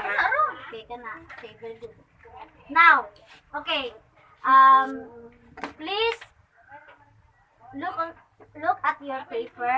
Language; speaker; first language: English; non-native, local second language; Cebuano